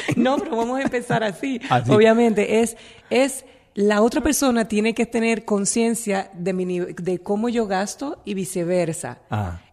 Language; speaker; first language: Spanish; native; Spanish